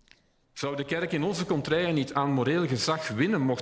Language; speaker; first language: Dutch; native; Dutch